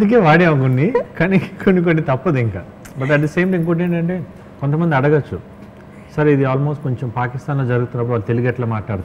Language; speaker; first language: Telugu; native; Telugu